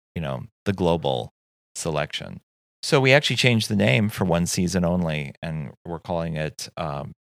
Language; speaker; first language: English; native; English